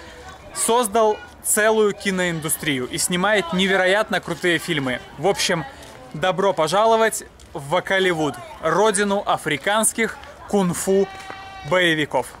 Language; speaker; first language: Russian; native; Russian